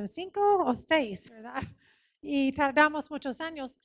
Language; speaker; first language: Spanish; non-native, fluent; English